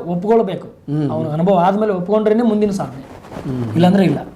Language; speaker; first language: Kannada; native; Kannada